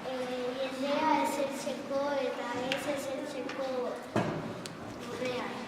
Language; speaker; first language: Basque; non-native, local second language; Spanish